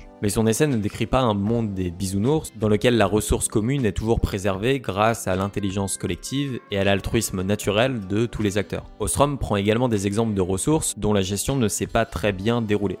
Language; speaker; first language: French; native; French